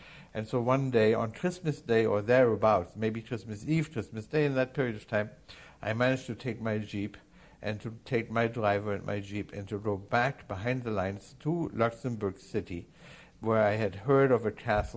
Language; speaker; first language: English; non-native, fluent; German